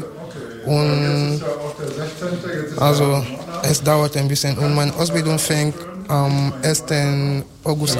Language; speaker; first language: German; non-native, learner; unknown